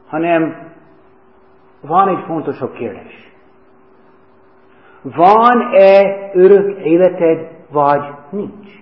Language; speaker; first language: Hungarian; non-native, fluent; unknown